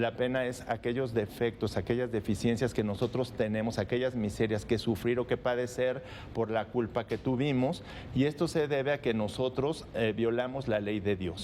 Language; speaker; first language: Spanish; native; Spanish